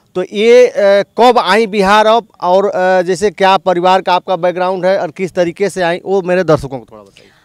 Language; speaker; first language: Hindi; native; Hindi